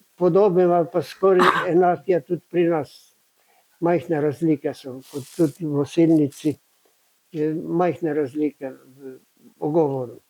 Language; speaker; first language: Slovenian; native; Slovenian